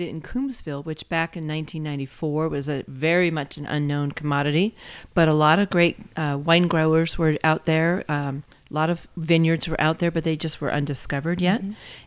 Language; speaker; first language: English; native; English